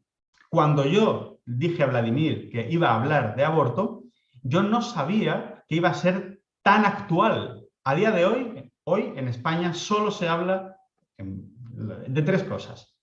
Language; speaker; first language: Spanish; native; Spanish